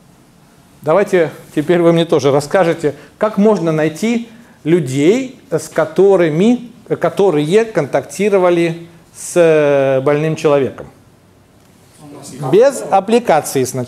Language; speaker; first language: Russian; native; Russian